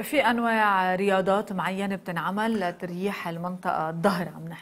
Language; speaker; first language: Arabic; native; Arabic